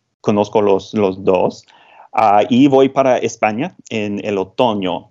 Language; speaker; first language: Spanish; non-native, fluent; English